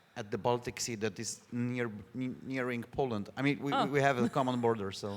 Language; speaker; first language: English; non-native, fluent; Polish